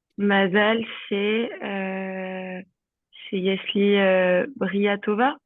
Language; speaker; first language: Hebrew; non-native, learner; French